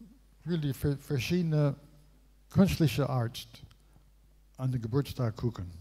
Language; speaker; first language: German; non-native, learner; English